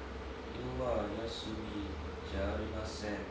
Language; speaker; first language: Japanese; non-native, learner; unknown